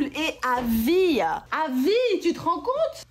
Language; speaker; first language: French; native; French